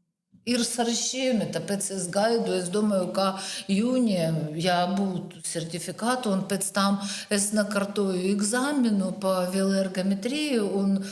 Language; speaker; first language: Latvian; non-native, learner; Russian